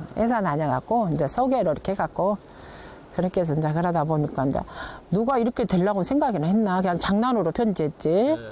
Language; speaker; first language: Korean; native; Korean